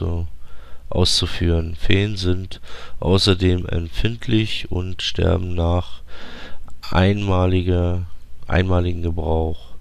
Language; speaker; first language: German; native; German